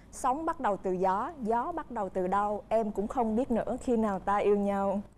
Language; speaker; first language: Vietnamese; native; Vietnamese